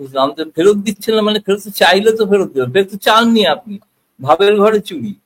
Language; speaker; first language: Bangla; native; Bangla